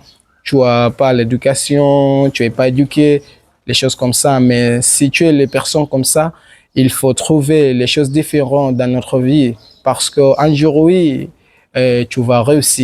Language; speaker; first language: French; non-native, learner; Swahili